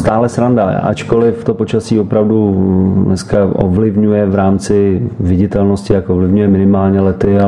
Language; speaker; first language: Czech; native; Czech